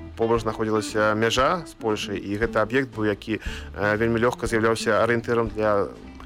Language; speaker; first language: Belarusian; native; Belarusian